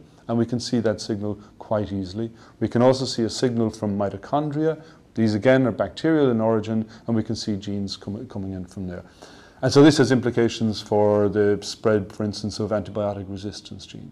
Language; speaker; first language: English; native; English